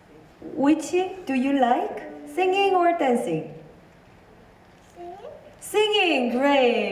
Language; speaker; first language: English; non-native, learner; Korean